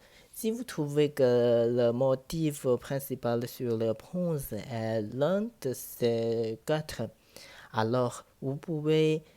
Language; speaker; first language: French; non-native, learner; Chinese